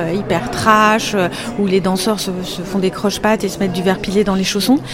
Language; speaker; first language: French; native; French